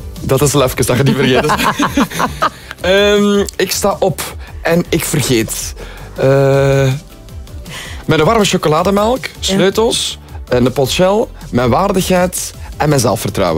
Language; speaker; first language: Dutch; native; Dutch